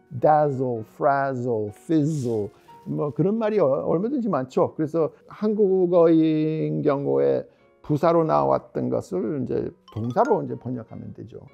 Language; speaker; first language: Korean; non-native, fluent; English